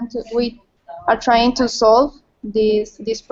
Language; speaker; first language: English; non-native, learner; Spanish